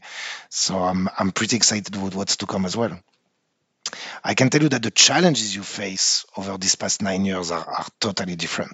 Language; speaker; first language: English; non-native, fluent; French